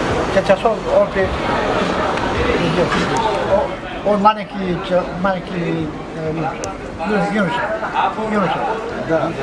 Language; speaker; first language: Russian; non-native, learner; Albanian